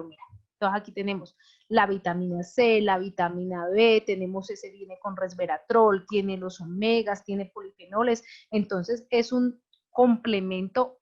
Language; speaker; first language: Spanish; native; Spanish